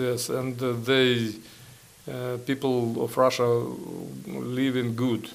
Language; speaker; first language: English; non-native, learner; Ukrainian